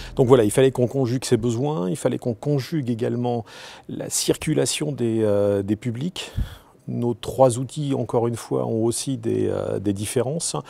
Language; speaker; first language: French; native; French